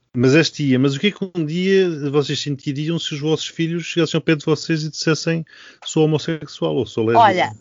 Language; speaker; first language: Portuguese; native; Portuguese